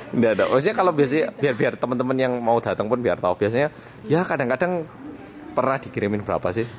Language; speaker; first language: Indonesian; early bilingual, other home language; Korean